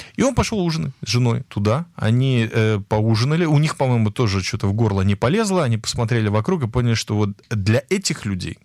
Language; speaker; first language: Russian; native; Russian